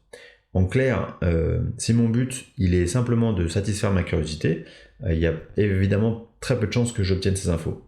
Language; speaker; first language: French; native; French